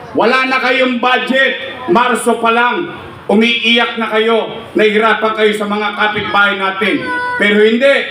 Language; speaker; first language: Filipino; native; Filipino